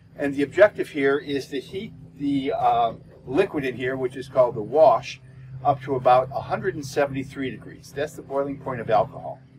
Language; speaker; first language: English; native; English